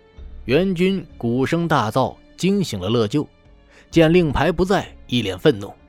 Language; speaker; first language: Chinese; native; Chinese